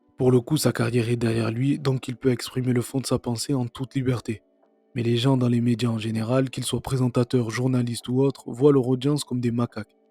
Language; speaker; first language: French; native; French